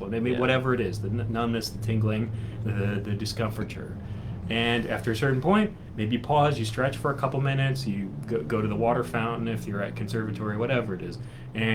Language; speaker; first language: English; native; English